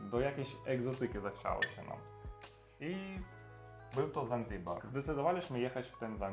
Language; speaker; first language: Polish; non-native, learner; Russian